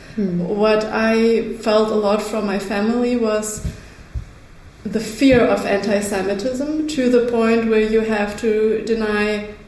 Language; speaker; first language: English; early bilingual, other home language; Russian